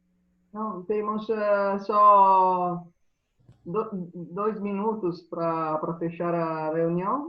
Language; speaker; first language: Portuguese; non-native, fluent; Italian